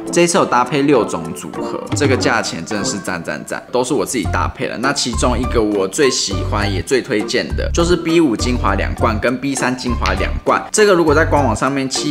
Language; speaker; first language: Chinese; native; Chinese